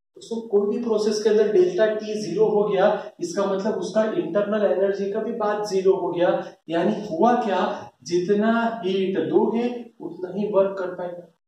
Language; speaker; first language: Hindi; non-native, local second language; Gujarati